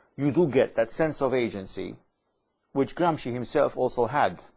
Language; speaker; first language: English; non-native, fluent; Maltese